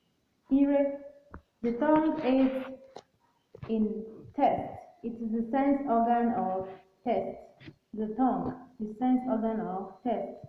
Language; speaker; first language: English; non-native, local second language; Igbo